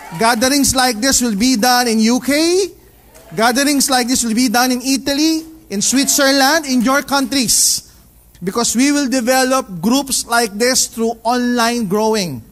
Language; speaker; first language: English; non-native, local second language; Filipino